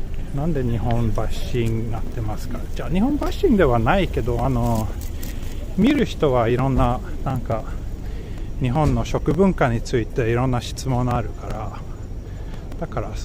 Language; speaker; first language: Japanese; non-native, fluent; Swedish